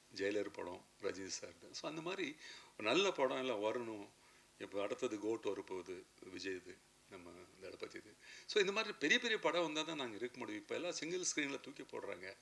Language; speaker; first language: Tamil; native; Tamil